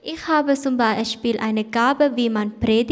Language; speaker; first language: German; non-native, fluent; Thai